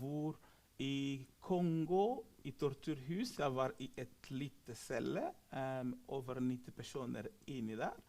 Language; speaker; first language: Norwegian; non-native, fluent; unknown